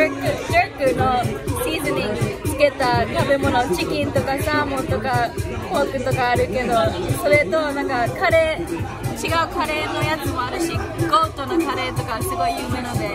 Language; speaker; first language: Japanese; early bilingual, heritage; English